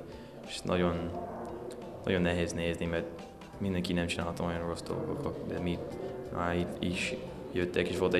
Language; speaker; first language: Hungarian; early bilingual, heritage; Hungarian